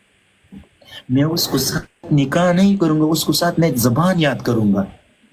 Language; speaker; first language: Hindi; non-native, learner; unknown